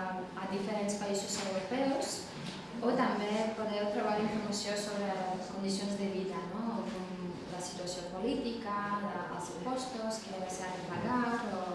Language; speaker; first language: Catalan; non-native, fluent; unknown